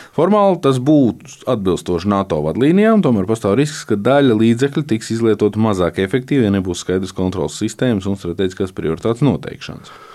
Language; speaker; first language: Latvian; native; Latvian